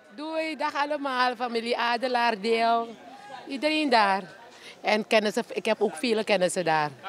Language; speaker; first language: Dutch; native; Dutch